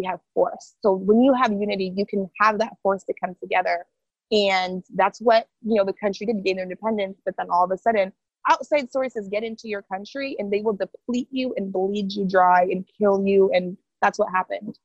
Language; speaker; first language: English; early bilingual, other home language; Haitian Creole